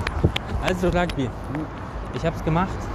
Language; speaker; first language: German; non-native, fluent; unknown